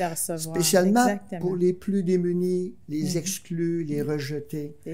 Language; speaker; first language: French; native; French